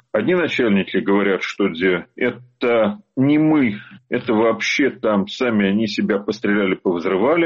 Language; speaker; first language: Russian; native; Russian